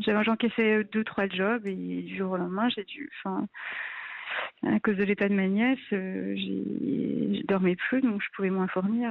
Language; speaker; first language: French; native; French